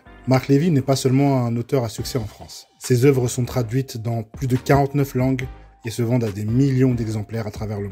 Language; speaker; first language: French; native; French